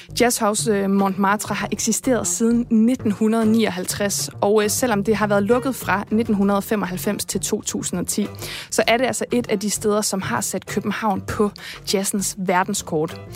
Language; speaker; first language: Danish; native; Danish